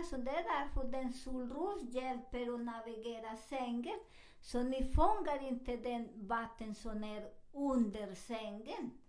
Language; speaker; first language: Swedish; non-native, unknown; Spanish